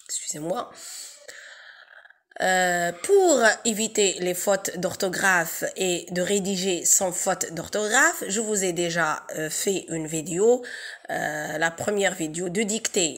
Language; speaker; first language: French; non-native, local second language; Arabic